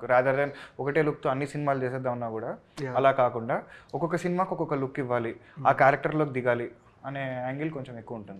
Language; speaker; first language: Telugu; native; Telugu